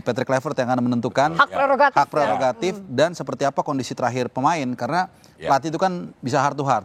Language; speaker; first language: Indonesian; native; Indonesian